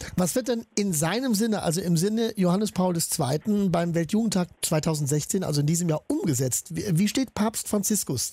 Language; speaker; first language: German; native; German